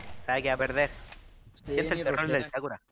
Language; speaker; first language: Spanish; native; Spanish